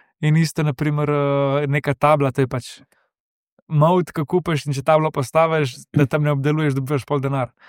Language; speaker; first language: Slovenian; native; Slovenian